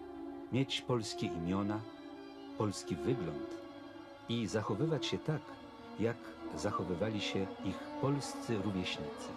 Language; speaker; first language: Polish; native; Polish